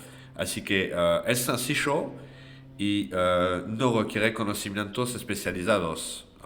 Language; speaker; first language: Spanish; non-native, fluent; French